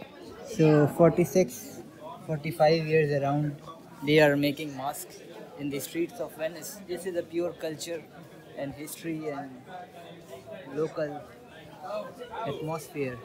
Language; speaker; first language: English; non-native, fluent; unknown